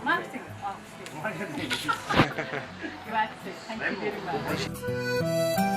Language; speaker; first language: English; non-native, learner; Mongolian